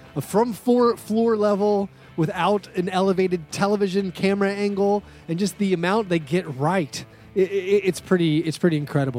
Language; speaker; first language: English; native; English